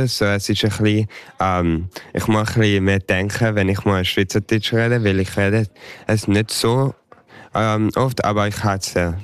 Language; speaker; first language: German; early bilingual, heritage; English